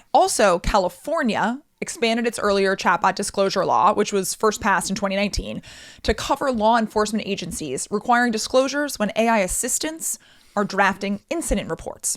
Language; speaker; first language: English; native; English